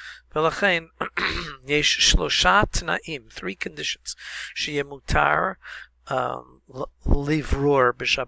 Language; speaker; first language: Hebrew; non-native, fluent; English